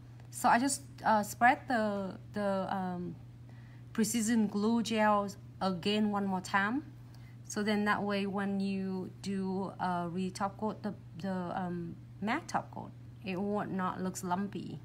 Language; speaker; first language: English; non-native, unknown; Vietnamese